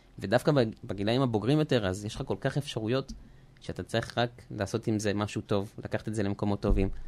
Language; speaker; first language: Hebrew; early bilingual, other home language; French